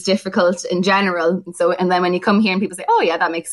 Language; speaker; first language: English; native; English